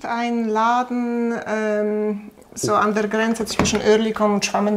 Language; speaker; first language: German; non-native, fluent; Polish